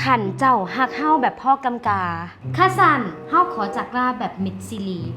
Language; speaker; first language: Thai; native; Thai